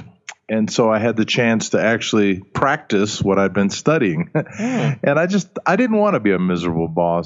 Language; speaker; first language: English; early bilingual, other home language; German